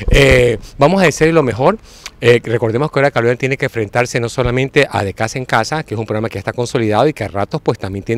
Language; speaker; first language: Spanish; native; Spanish